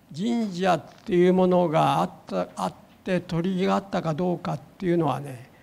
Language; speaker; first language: Japanese; native; Japanese